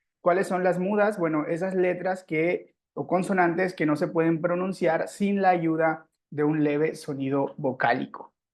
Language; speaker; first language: Spanish; native; Spanish